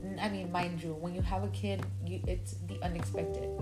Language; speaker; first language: English; early bilingual, other home language; Spanish